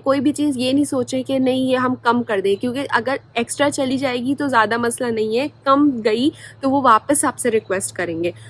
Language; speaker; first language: Urdu; native; Urdu